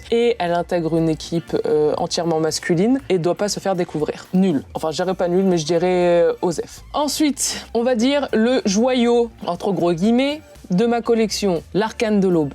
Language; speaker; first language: French; native; French